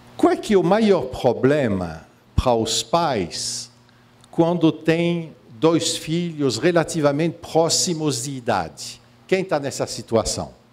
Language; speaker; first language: Portuguese; non-native, fluent; French